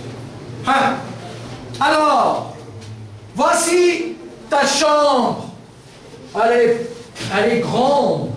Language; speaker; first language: French; non-native, fluent; Arabic